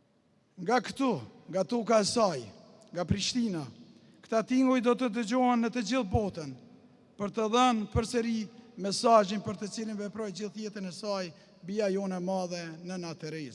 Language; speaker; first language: Albanian; native; Albanian